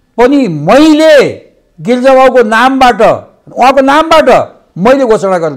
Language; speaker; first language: Nepali; native; Nepali